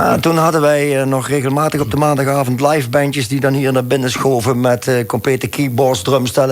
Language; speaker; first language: Dutch; native; Dutch